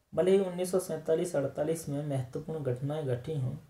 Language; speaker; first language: Hindi; native; Hindi